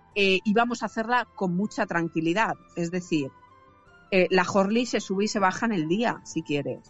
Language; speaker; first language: Spanish; native; Spanish